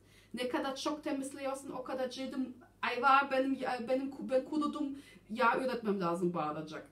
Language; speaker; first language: Turkish; early bilingual, heritage; German